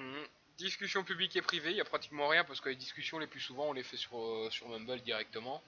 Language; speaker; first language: French; native; French